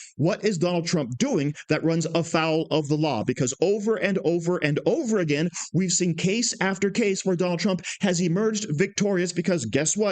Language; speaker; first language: English; native; English